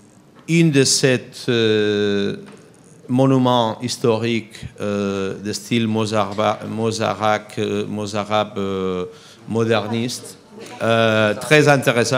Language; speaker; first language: French; non-native, fluent; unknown